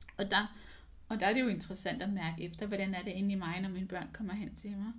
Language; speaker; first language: Danish; non-native, fluent; English